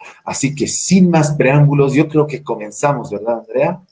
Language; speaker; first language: Spanish; native; Spanish